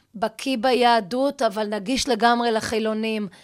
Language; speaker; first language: Hebrew; native; Hebrew